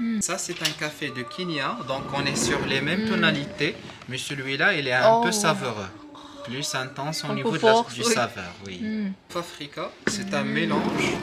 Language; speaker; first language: French; non-native, local second language; Arabic